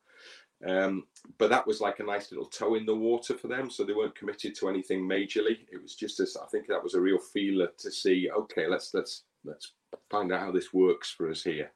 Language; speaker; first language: English; native; English